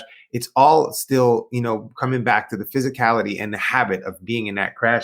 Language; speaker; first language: English; native; English